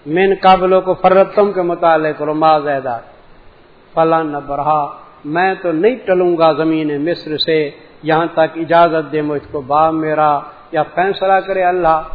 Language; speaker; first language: Urdu; native; Urdu